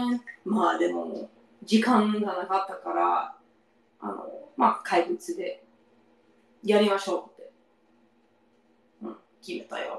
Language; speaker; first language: Japanese; non-native, learner; English